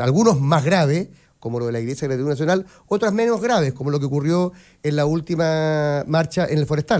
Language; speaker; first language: Spanish; native; Spanish